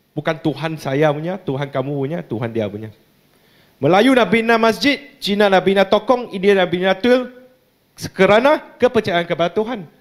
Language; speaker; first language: Malay; non-native, local second language; Chinese